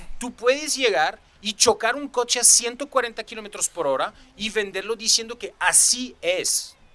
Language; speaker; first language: Spanish; non-native, fluent; French